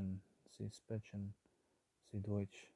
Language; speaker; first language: German; non-native, learner; English